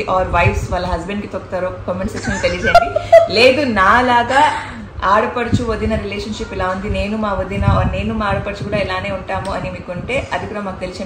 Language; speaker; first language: Telugu; native; Telugu